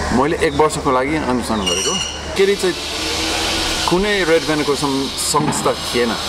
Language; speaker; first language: Nepali; non-native, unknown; English